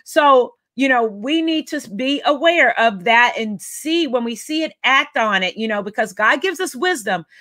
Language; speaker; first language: English; native; English